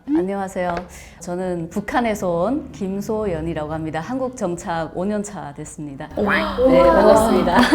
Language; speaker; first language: Korean; native; Korean